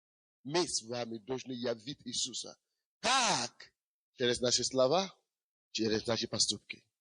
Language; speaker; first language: Russian; non-native, fluent; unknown